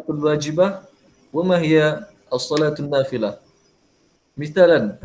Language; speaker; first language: Arabic; non-native, fluent; Malay